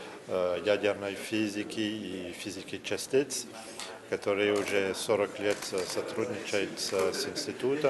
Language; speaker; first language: Russian; non-native, learner; French